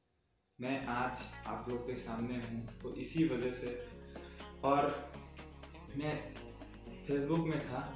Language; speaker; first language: Hindi; non-native, local second language; Bangla